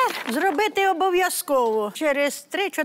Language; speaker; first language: Ukrainian; native; Ukrainian